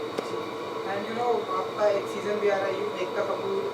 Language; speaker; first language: Hindi; native; Hindi